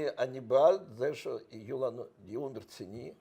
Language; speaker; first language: Hebrew; non-native, fluent; Russian